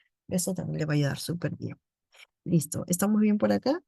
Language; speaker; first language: Spanish; native; Spanish